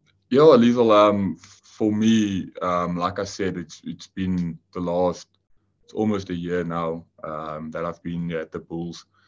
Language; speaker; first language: English; non-native, local second language; Afrikaans